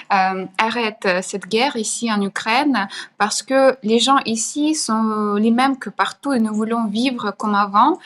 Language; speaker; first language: French; non-native, fluent; Ukrainian